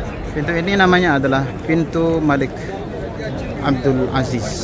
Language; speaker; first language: Indonesian; native; Indonesian